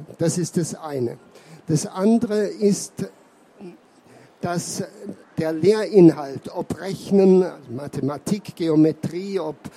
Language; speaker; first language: German; native; German